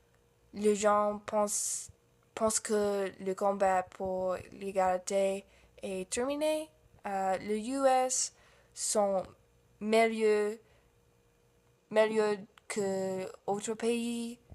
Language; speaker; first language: French; non-native, learner; English